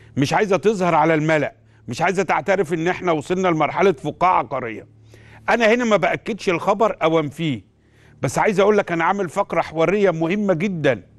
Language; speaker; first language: Arabic; native; Arabic